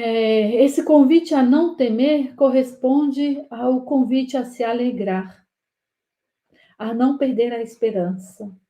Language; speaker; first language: Portuguese; native; Portuguese